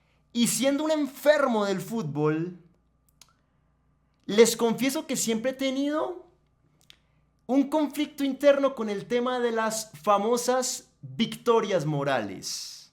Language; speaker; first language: Spanish; native; Spanish